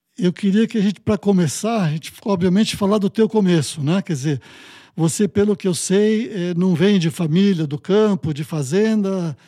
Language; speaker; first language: Portuguese; native; Portuguese